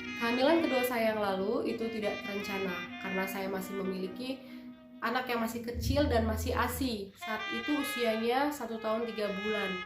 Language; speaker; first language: Indonesian; native; Indonesian